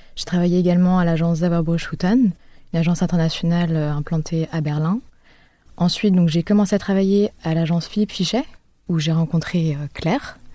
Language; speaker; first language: French; native; French